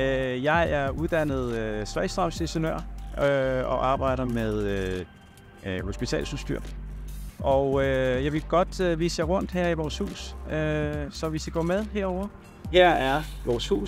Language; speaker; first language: Danish; non-native, fluent; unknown